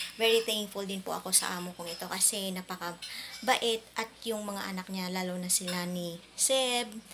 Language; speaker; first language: Filipino; non-native, local second language; Hiligaynon